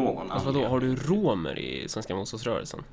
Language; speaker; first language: Swedish; native; Swedish